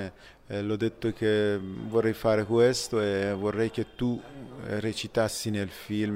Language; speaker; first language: Italian; non-native, fluent; Persian